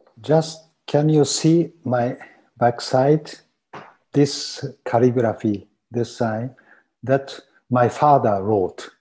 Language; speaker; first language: English; non-native, learner; Japanese